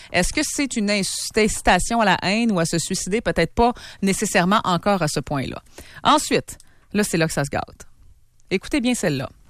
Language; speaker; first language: French; native; French